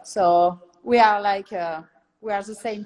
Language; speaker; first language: English; non-native, learner; French